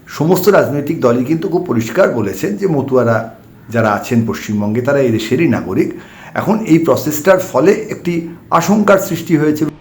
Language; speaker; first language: Bangla; native; Bangla